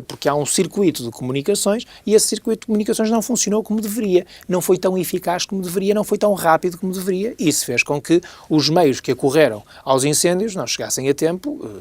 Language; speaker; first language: Portuguese; native; Portuguese